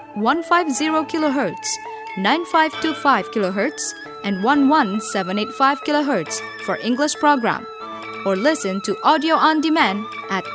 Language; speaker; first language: English; non-native, fluent; Indonesian